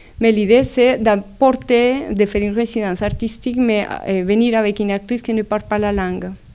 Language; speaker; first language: French; non-native, fluent; Spanish